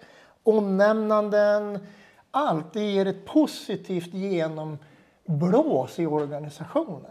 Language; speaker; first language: Swedish; native; Swedish